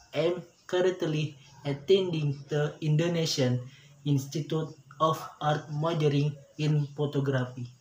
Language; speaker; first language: English; non-native, learner; Indonesian